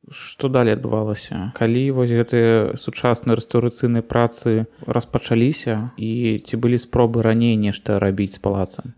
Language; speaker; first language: Belarusian; native; Belarusian